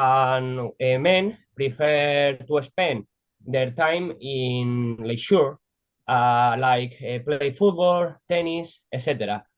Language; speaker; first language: English; non-native, learner; Spanish